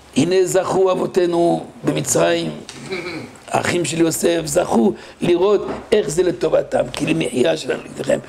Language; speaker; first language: Hebrew; non-native, fluent; French